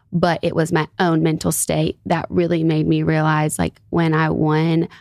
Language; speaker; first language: English; native; English